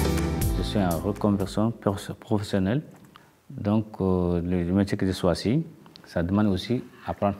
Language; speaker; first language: French; non-native, learner; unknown